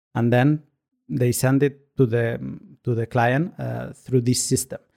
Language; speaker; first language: English; non-native, fluent; Spanish